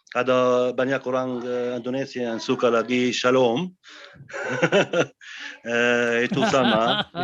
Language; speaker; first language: Indonesian; non-native, learner; Arabic